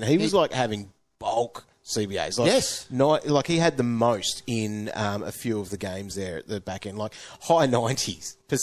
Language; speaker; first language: English; native; English